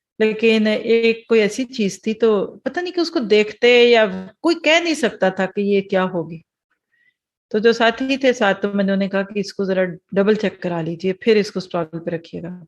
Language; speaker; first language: Urdu; early bilingual, heritage; Urdu